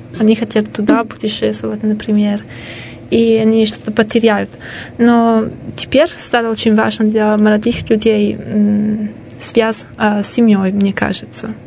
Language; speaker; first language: Russian; non-native, fluent; Italian